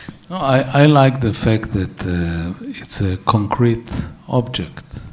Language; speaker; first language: English; non-native, fluent; Hebrew